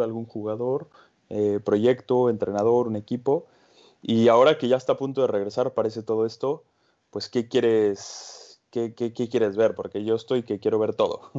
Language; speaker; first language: Spanish; native; Spanish